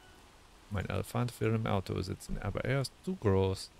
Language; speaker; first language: German; non-native, learner; English